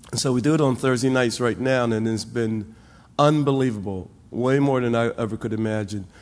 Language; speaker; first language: English; native; English